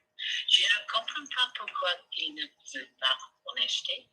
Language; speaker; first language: French; non-native, learner; Turkish